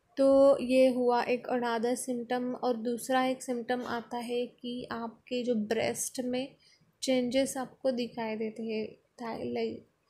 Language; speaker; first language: Hindi; non-native, local second language; Marathi